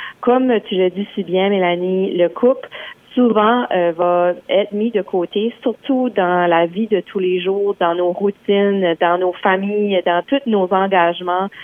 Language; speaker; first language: French; native; French